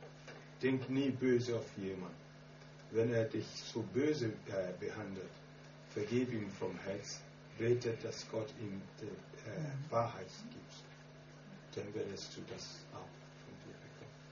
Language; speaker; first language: German; non-native, learner; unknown